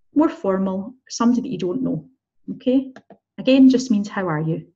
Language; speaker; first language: English; native; English